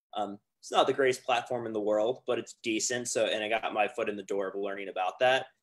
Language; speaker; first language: English; native; English